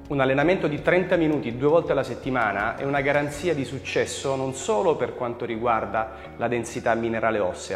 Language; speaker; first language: Italian; native; Italian